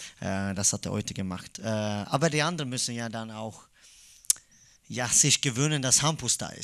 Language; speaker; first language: German; non-native, fluent; Swedish